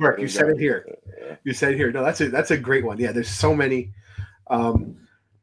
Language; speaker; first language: English; native; English